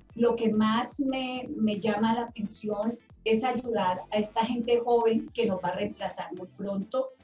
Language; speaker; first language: Spanish; native; Spanish